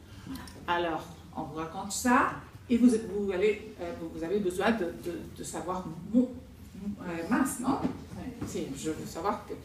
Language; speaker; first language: French; non-native, fluent; Spanish